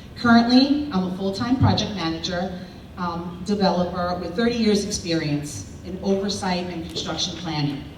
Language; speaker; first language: English; early bilingual, other home language; Spanish